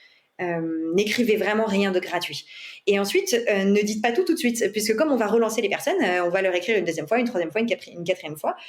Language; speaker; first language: French; native; French